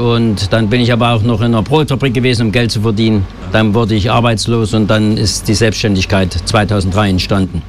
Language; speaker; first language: German; native; German